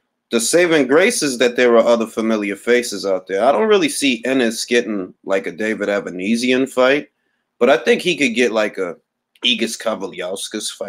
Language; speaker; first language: English; early bilingual, other home language; Spanish